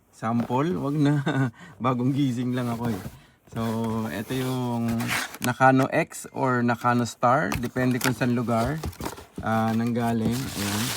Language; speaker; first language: Filipino; native; Filipino